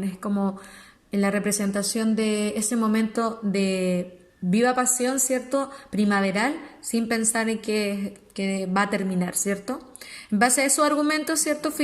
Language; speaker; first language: Spanish; native; Spanish